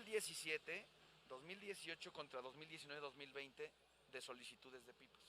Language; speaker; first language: Spanish; native; Spanish